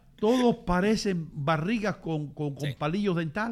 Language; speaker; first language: Spanish; native; Spanish